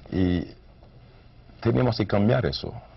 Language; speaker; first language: Spanish; non-native, learner; Haitian Creole